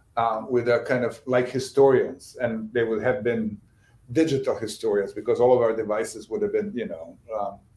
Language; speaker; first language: English; non-native, fluent; Bosnian